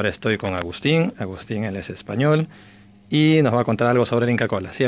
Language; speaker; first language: Spanish; native; Spanish